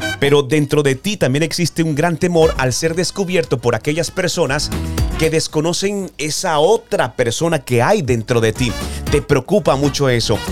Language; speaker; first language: Spanish; native; Spanish